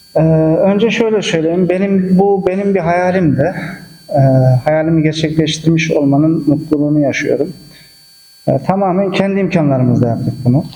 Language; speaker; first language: Turkish; early bilingual, heritage; Turkish